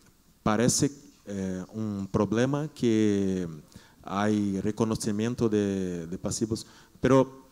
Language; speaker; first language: Spanish; non-native, learner; Portuguese